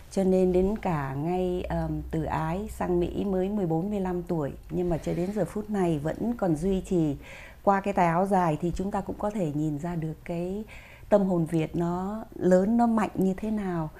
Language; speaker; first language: Vietnamese; native; Vietnamese